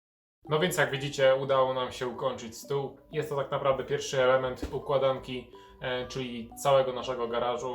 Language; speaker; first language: Polish; native; Polish